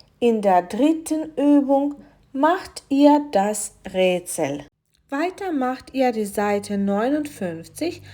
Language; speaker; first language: German; non-native, fluent; Ukrainian